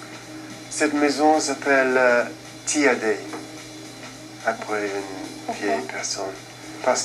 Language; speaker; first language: French; non-native, fluent; English